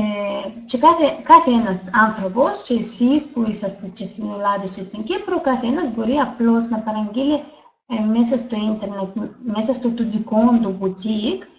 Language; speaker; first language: Greek; non-native, learner; Russian